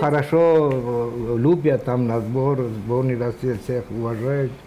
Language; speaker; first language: Russian; non-native, local second language; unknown